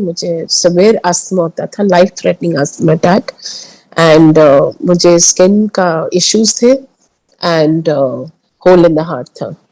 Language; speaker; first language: Hindi; early bilingual, heritage; Hindi